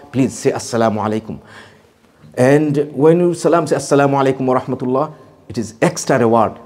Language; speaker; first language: English; non-native, local second language; Bangla